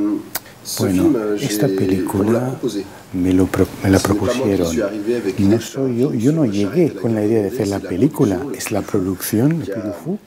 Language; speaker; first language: Spanish; non-native, fluent; French